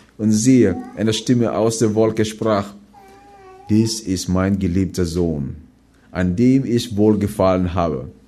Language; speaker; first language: German; non-native, fluent; Filipino